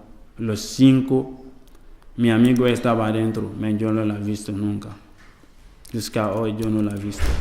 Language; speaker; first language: Spanish; non-native, learner; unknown